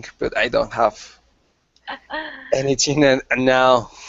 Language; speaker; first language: English; non-native, learner; Spanish